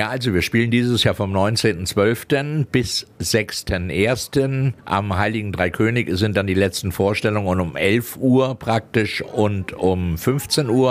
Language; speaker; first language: German; native; German